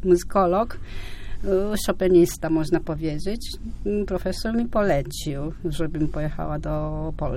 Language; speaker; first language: Polish; non-native, fluent; Japanese